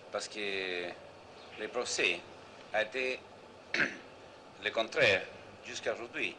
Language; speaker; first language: French; non-native, fluent; Spanish